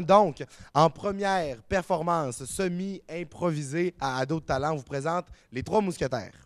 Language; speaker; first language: French; native; French